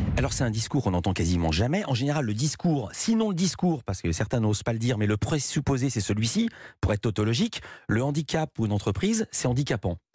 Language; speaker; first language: French; native; French